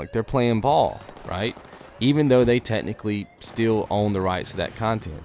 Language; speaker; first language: English; native; English